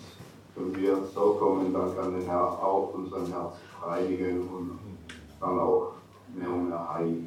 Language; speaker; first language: German; non-native, fluent; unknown